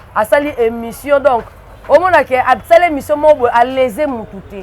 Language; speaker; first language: Lingala; native; Lingala